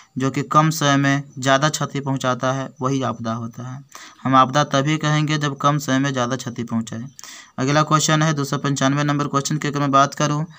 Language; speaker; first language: Hindi; native; Hindi